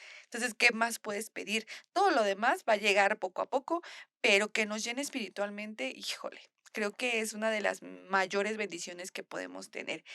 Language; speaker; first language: Spanish; native; Spanish